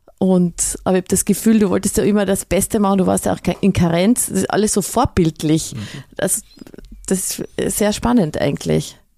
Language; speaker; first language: German; native; German